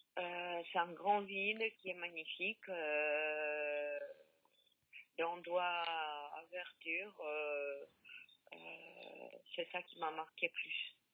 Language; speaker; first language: French; non-native, learner; Polish